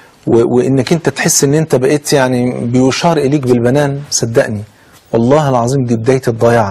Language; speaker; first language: Arabic; native; Arabic